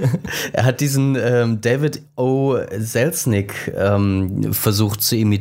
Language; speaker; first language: German; native; German